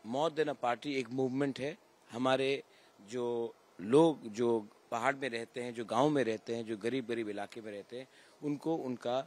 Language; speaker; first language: Hindi; non-native, local second language; Kok Borok